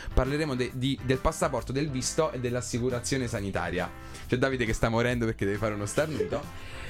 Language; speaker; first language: Italian; native; Italian